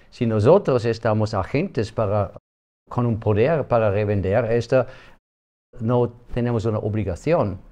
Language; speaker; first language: Spanish; non-native, learner; German